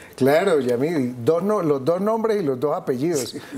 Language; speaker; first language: Spanish; native; Spanish